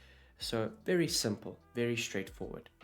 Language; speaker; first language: English; non-native, fluent; Italian